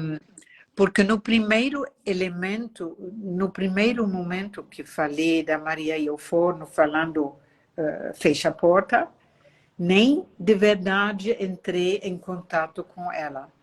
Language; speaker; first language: Portuguese; non-native, fluent; German